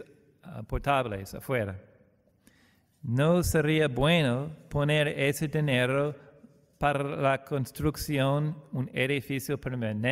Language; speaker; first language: Spanish; non-native, learner; English